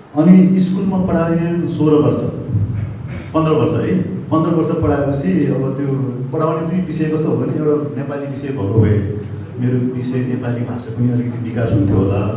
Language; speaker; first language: Nepali; non-native, local second language; Gurung